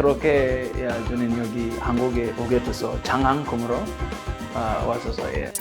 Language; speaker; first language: Korean; non-native, fluent; Swahili